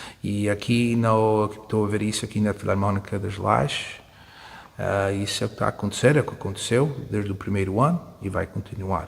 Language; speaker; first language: Portuguese; early bilingual, heritage; Portuguese